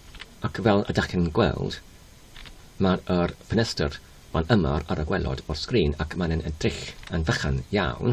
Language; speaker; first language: Welsh; non-native, learner; English